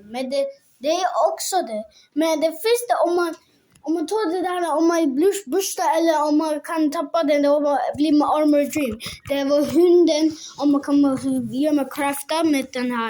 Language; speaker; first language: Swedish; non-native, local second language; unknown